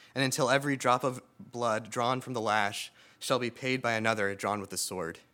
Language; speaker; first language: English; native; English